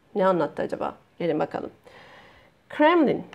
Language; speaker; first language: English; non-native, fluent; Turkish